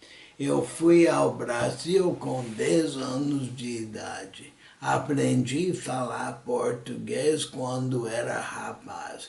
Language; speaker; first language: Portuguese; early bilingual, other home language; English